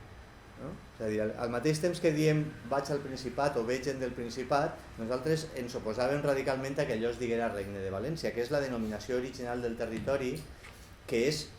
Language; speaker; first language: Catalan; native; Catalan